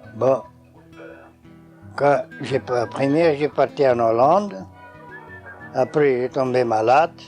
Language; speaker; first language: French; non-native, learner; Portuguese